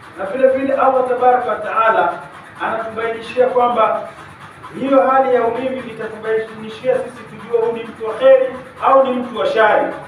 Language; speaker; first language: Swahili; native; Swahili